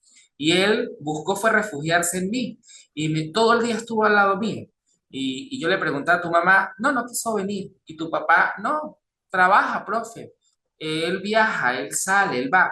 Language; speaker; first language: Spanish; native; Spanish